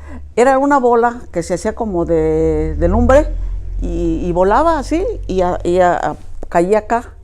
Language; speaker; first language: Spanish; native; Spanish